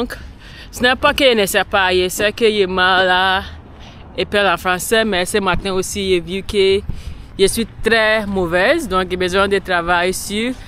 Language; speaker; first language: French; non-native, learner; English